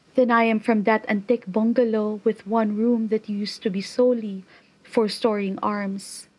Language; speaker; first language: English; non-native, local second language; Chavacano